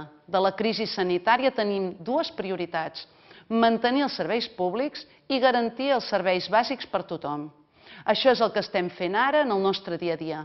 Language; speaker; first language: Catalan; native; Catalan